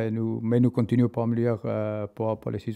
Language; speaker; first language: French; non-native, learner; English